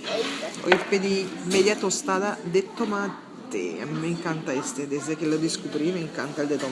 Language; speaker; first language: Spanish; non-native, fluent; Papiamento